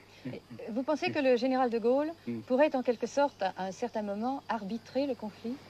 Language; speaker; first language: French; native; French